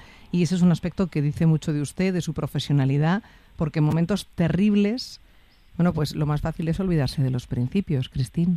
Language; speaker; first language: Spanish; native; Spanish